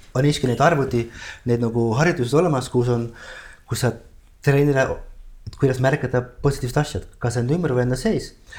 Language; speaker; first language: Estonian; non-native, fluent; Dutch